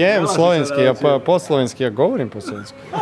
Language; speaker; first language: Slovak; non-native, learner; Serbian